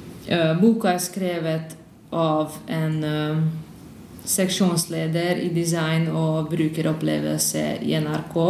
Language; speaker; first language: Norwegian; non-native, learner; Hungarian